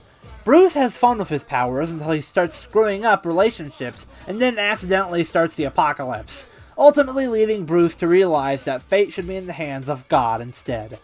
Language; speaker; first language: English; native; English